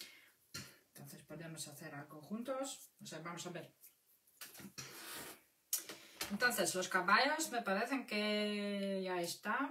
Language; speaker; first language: Spanish; non-native, fluent; Russian